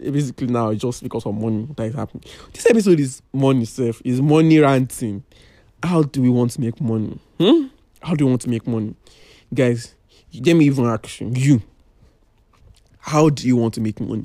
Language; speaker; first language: English; non-native, local second language; Yoruba